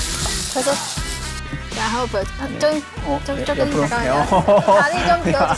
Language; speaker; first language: Korean; non-native, learner; Chinese